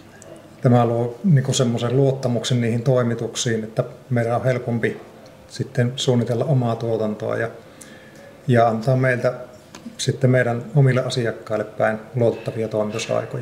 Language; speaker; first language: Finnish; native; Finnish